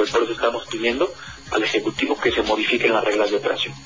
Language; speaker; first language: Spanish; native; Spanish